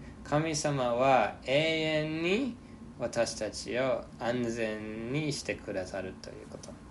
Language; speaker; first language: Japanese; non-native, fluent; English